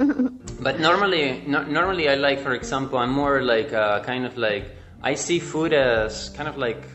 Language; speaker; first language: English; non-native, fluent; Spanish